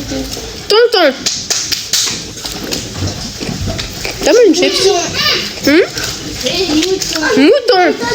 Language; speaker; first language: French; native; French